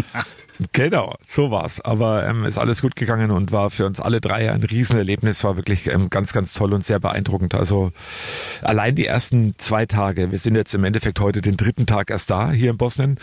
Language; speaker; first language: German; native; German